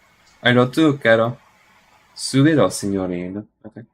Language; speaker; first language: Italian; non-native, learner; English